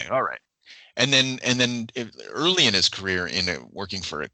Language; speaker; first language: English; native; English